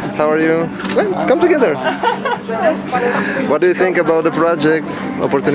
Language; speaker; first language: English; non-native, fluent; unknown